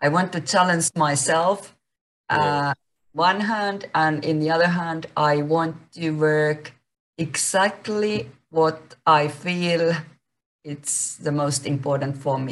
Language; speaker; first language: English; non-native, fluent; Finnish